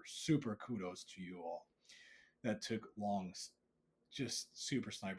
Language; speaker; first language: English; native; English